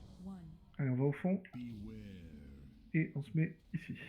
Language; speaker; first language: French; native; French